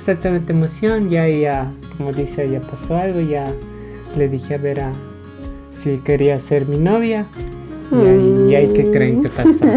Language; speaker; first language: Spanish; native; Spanish